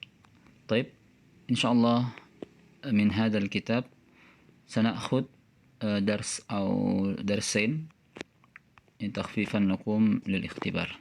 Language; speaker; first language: Arabic; non-native, fluent; Indonesian